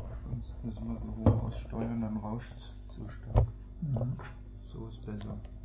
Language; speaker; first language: German; native; German